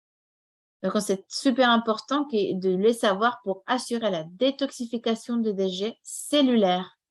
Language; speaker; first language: French; non-native, fluent; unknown